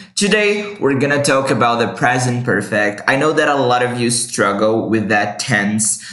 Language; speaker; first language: English; non-native, fluent; Portuguese